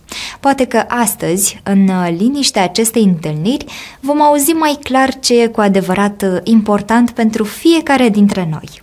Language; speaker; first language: Romanian; native; Romanian